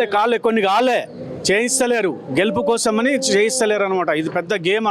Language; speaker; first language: Telugu; native; Telugu